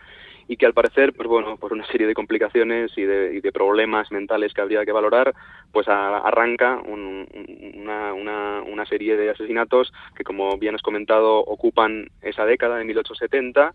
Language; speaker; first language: Spanish; native; Spanish